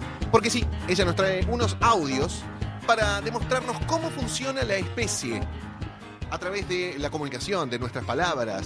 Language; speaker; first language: Spanish; native; Spanish